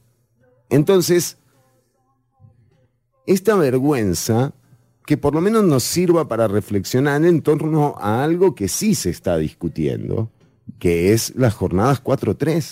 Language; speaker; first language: Spanish; native; Spanish